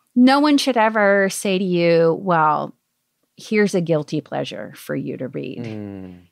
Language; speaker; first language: English; native; English